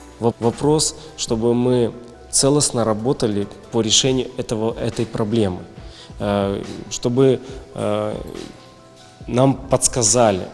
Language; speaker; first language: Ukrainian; non-native, local second language; Russian